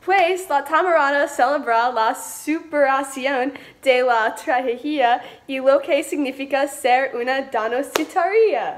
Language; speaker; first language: Spanish; non-native, learner; English